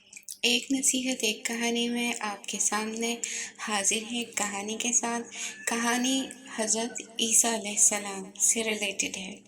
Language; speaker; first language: Urdu; native; Urdu